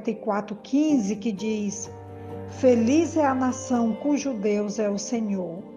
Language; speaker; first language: Portuguese; native; Portuguese